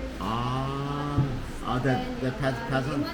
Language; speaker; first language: English; non-native, learner; Korean